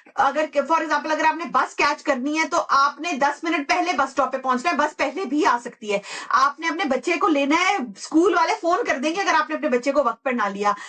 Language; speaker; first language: Urdu; native; Urdu